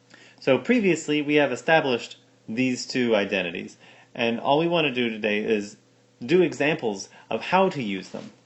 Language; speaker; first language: English; native; English